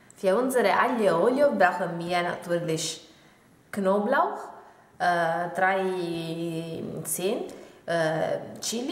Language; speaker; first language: German; non-native, learner; Italian